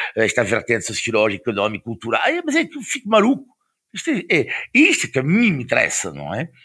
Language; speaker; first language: Portuguese; non-native, fluent; French